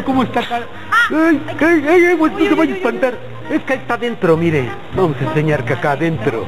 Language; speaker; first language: Spanish; native; Spanish